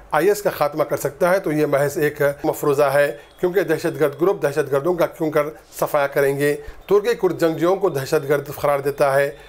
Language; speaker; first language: Urdu; native; Urdu